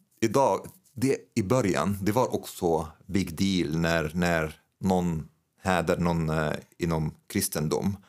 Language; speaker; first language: Swedish; non-native, fluent; Arabic